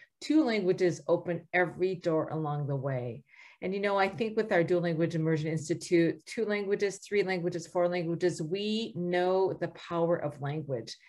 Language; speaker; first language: English; native; English